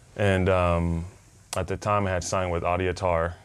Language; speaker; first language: English; non-native, fluent; Spanish